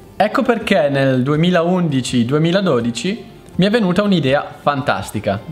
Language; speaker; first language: Italian; native; Italian